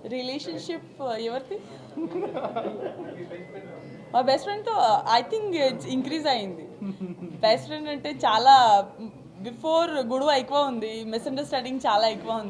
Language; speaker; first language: Telugu; non-native, learner; Gujarati